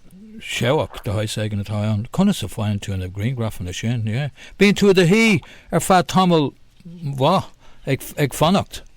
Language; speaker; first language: Irish; non-native, local second language; English